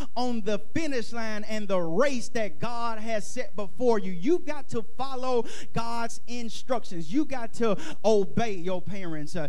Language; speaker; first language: English; native; English